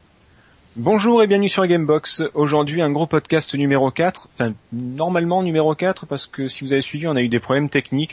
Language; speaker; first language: French; native; French